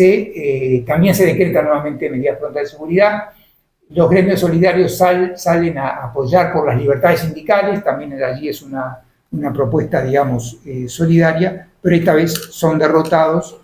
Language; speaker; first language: Spanish; native; Spanish